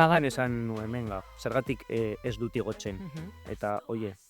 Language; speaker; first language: Basque; non-native, local second language; Spanish